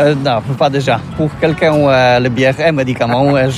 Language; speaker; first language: French; non-native, learner; Polish